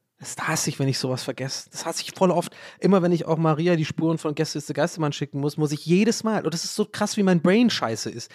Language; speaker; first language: German; early bilingual, other home language; English